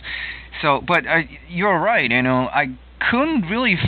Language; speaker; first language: English; non-native, fluent; Japanese